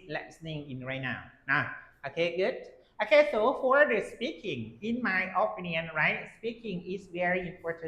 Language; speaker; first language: English; non-native, learner; Lao